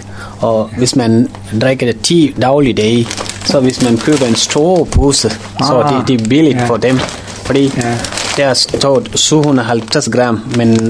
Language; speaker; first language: Danish; non-native, learner; Tamil